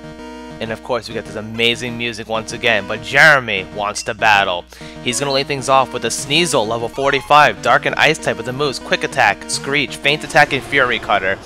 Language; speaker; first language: English; native; English